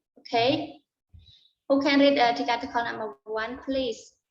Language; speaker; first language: English; non-native, learner; Khmer